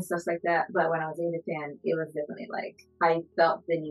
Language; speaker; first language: English; non-native, fluent; Japanese